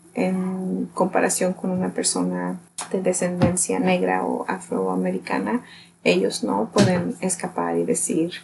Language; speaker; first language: Spanish; early bilingual, heritage; Spanish